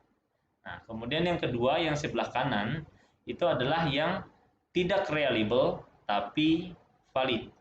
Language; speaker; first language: Indonesian; native; Indonesian